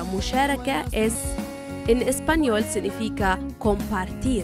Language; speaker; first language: Spanish; non-native, fluent; Arabic